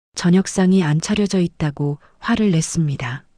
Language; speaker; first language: Korean; native; Korean